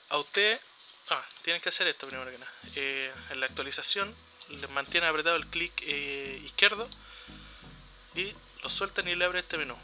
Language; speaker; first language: Spanish; native; Spanish